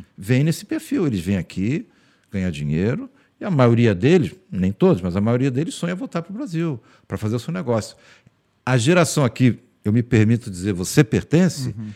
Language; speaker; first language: Portuguese; early bilingual, heritage; Portuguese